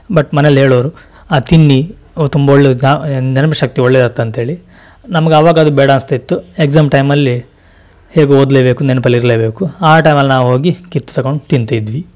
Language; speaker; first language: Kannada; non-native, local second language; Tulu